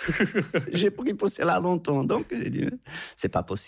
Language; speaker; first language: French; non-native, fluent; Portuguese